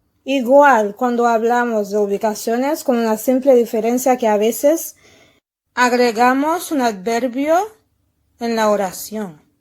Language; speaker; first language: Spanish; non-native, fluent; Haitian Creole